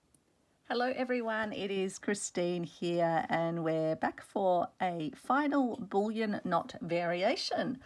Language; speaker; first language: English; native; English